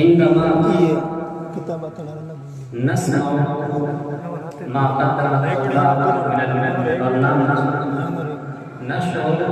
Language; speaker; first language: Arabic; non-native, fluent; Urdu